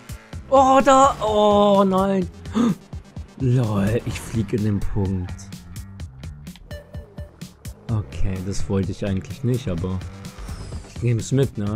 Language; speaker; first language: German; native; German